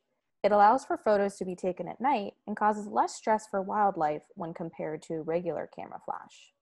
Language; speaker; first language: English; native; English